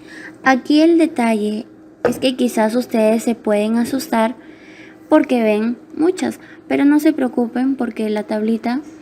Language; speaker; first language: Spanish; native; Spanish